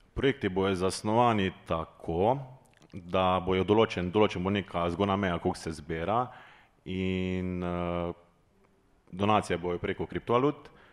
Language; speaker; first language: Slovenian; native; Slovenian